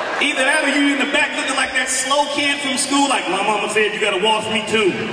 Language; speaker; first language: English; native; English